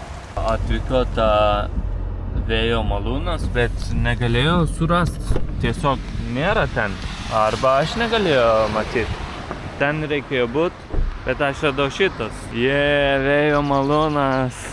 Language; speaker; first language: Lithuanian; non-native, learner; Turkish